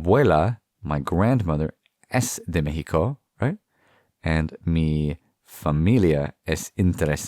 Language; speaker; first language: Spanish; non-native, learner; English